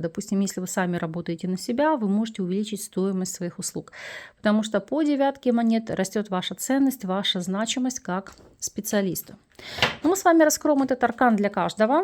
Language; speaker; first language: Russian; native; Russian